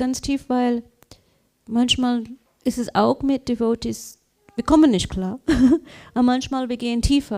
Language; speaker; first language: German; non-native, learner; English